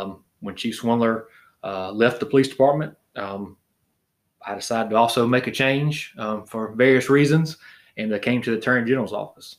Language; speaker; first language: English; native; English